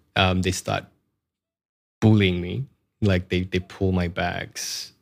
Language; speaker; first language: English; non-native, local second language; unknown